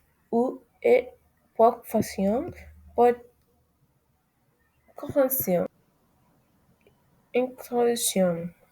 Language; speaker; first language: French; non-native, learner; Spanish